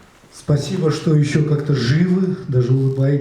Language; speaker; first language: Russian; native; Russian